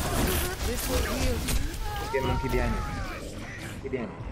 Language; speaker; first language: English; non-native, learner; French